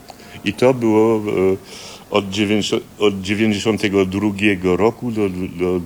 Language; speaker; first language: Polish; early bilingual, heritage; French